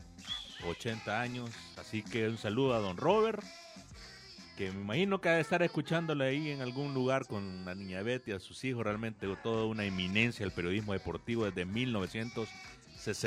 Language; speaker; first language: Spanish; native; Spanish